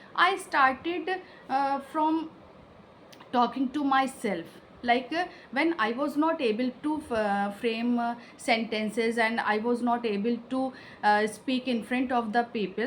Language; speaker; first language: English; non-native, local second language; Hindi